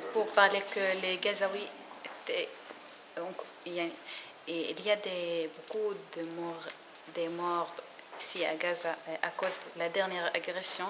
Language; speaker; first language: French; non-native, learner; Arabic